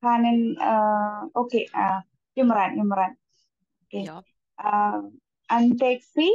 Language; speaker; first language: Finnish; non-native, learner; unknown